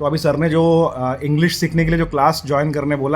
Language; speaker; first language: Hindi; native; Hindi